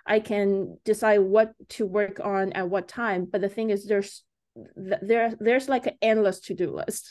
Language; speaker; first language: English; early bilingual, other home language; Chinese